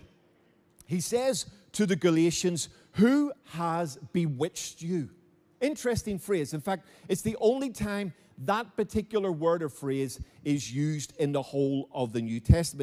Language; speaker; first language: English; native; English